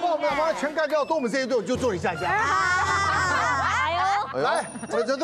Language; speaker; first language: Chinese; native; Chinese